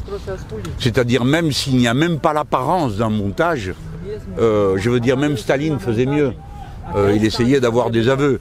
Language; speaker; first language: French; native; French